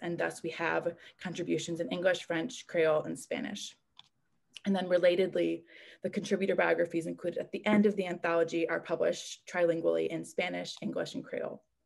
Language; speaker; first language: English; native; English